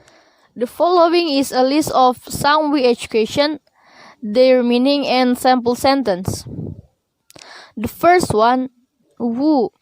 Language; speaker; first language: English; non-native, learner; Indonesian